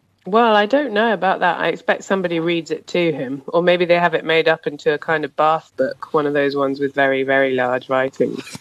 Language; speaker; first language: English; native; English